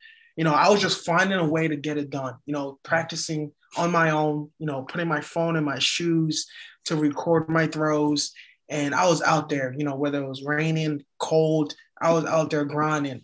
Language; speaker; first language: English; early bilingual, other home language; Haitian Creole